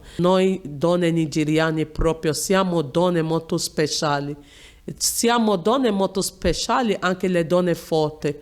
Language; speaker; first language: Italian; non-native, learner; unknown